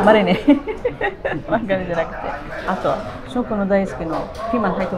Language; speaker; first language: Japanese; non-native, learner; Arabic